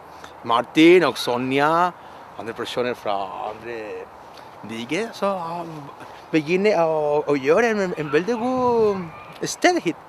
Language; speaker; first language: Norwegian; non-native, learner; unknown